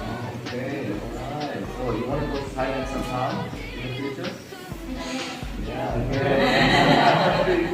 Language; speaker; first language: English; non-native, fluent; Thai